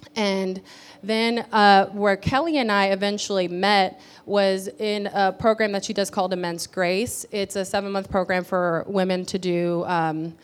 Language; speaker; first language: English; early bilingual, other home language; Spanish